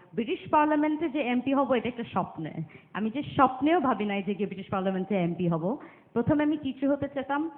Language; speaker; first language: Bangla; early bilingual, other home language; English